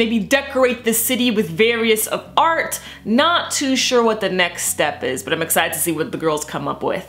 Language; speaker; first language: English; native; English